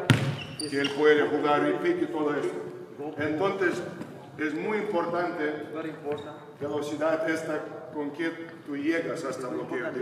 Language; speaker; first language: Spanish; non-native, fluent; Lithuanian